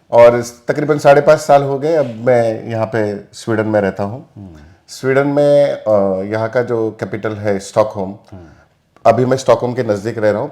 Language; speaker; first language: Hindi; native; Hindi